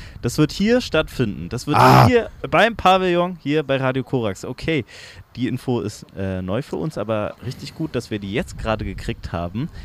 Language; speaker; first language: German; native; German